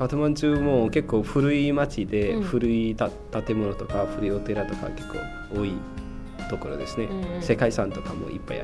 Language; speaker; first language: Japanese; non-native, fluent; Newari